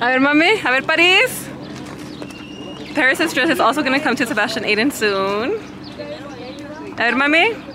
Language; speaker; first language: English; early bilingual, other home language; Spanish